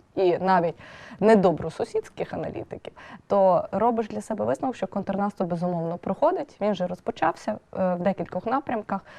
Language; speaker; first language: Ukrainian; native; Ukrainian